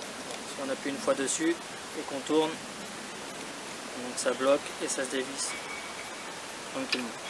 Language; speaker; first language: French; native; French